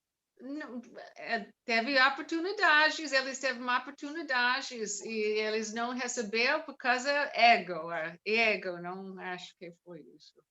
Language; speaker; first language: Portuguese; non-native, learner; English